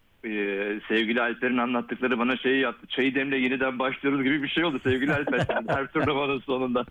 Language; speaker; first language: Turkish; native; Turkish